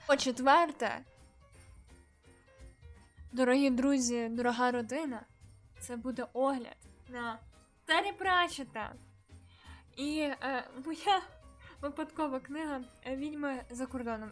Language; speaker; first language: Ukrainian; native; Ukrainian